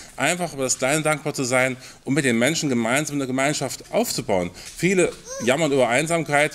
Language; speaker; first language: German; native; German